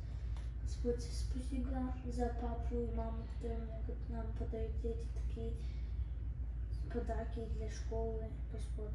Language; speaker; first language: Russian; early bilingual, heritage; Russian